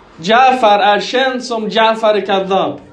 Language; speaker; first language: Swedish; early bilingual, other home language; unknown